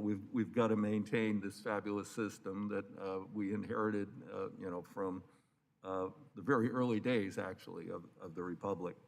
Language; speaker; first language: English; native; English